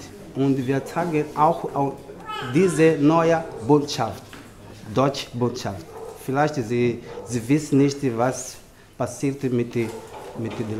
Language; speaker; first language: German; non-native, learner; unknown